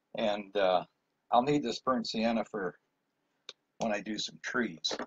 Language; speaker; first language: English; native; English